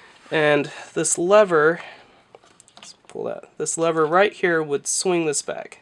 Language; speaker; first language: English; native; English